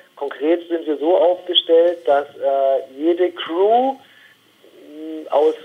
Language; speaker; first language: German; native; German